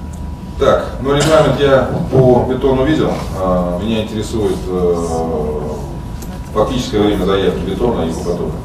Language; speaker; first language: Russian; native; Russian